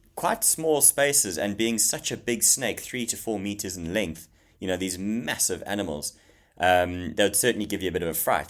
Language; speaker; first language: English; native; English